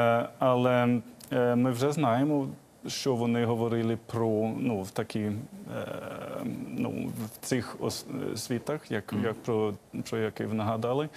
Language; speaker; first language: Ukrainian; non-native, fluent; Swedish